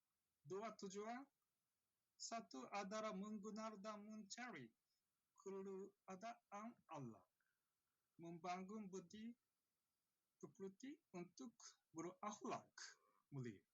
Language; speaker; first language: Indonesian; non-native, learner; Japanese